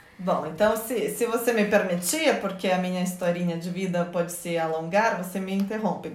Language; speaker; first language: Portuguese; non-native, fluent; Russian